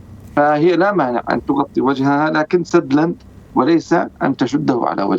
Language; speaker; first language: Arabic; native; Arabic